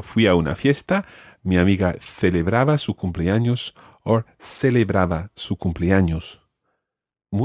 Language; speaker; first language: Spanish; non-native, fluent; English